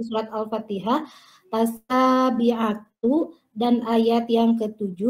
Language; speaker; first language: Indonesian; native; Indonesian